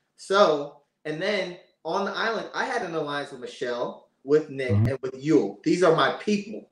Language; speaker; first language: English; native; English